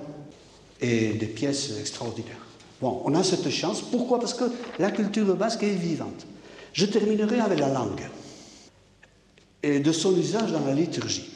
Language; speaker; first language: French; native; French